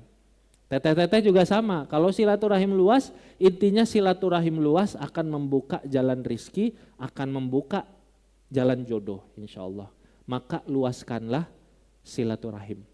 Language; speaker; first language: Indonesian; non-native, local second language; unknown